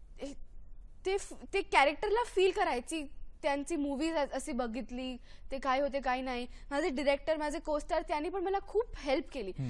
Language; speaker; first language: Marathi; non-native, local second language; Gujarati